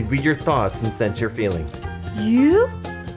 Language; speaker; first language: English; non-native, learner; Chinese